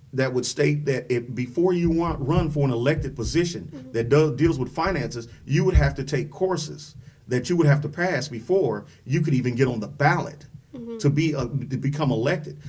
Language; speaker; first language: English; native; English